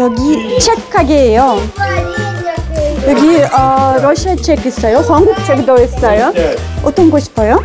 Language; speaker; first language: Korean; non-native, learner; Russian